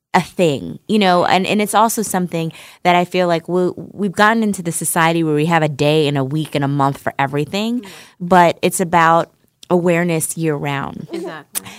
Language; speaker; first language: English; native; English